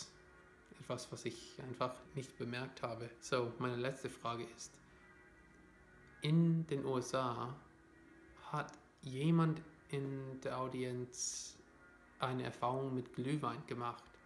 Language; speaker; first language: German; non-native, fluent; English